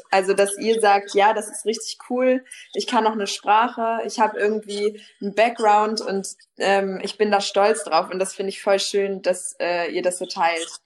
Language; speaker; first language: German; early bilingual, other home language; Turkish